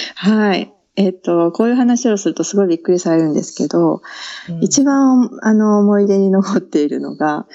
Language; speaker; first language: Japanese; native; Japanese